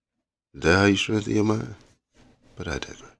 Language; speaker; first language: English; native; English